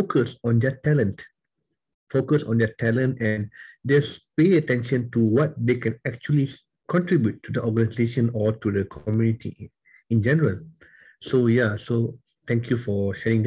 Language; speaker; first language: English; non-native, local second language; Tamil